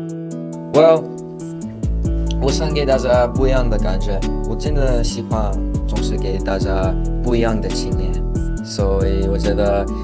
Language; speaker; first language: Chinese; non-native, learner; English